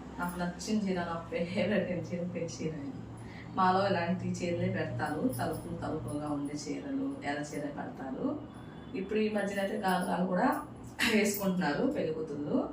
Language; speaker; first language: Telugu; non-native, local second language; Urdu